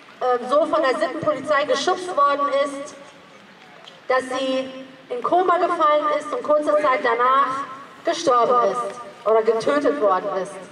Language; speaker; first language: German; early bilingual, other home language; Persian